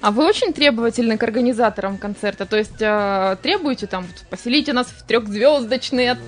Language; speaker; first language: Russian; native; Russian